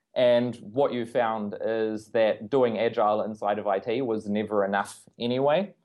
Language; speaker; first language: English; native; English